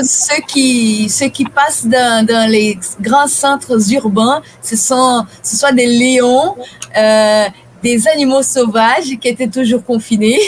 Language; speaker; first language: French; non-native, fluent; Portuguese